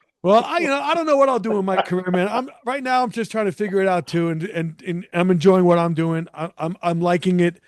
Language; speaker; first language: English; native; English